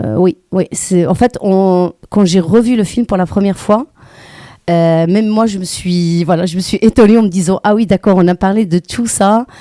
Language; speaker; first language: French; non-native, local second language; Arabic